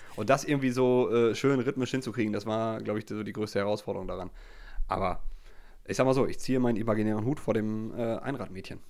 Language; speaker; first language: German; early bilingual, other home language; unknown